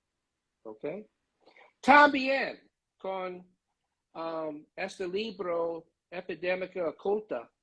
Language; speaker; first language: Spanish; non-native, learner; English